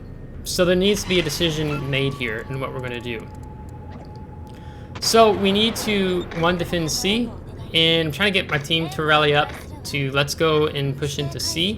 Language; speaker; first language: English; native; English